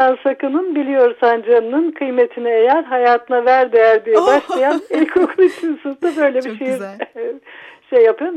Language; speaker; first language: Turkish; native; Turkish